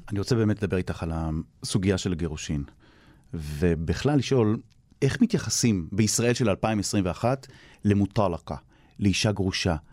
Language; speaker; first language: Hebrew; native; Hebrew